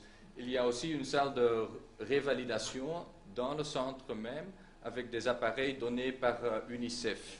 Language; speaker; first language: French; non-native, local second language; Dutch